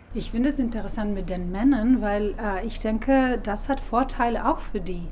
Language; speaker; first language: German; non-native, fluent; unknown